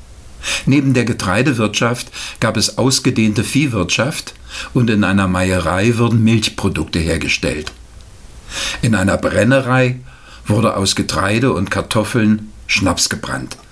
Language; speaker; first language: German; native; German